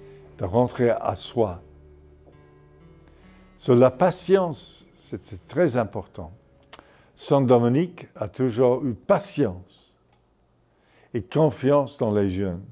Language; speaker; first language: French; non-native, fluent; English